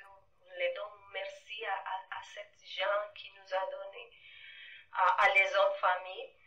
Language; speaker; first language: French; non-native, fluent; Spanish